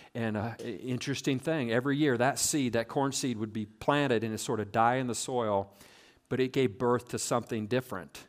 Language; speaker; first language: English; native; English